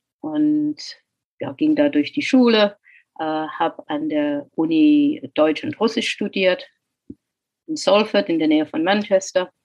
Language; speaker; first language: German; non-native, fluent; English